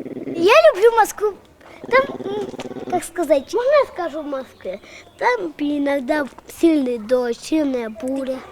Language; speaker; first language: Russian; non-native, local second language; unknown